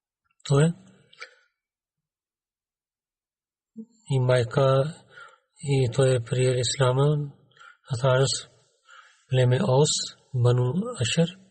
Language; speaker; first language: Bulgarian; non-native, learner; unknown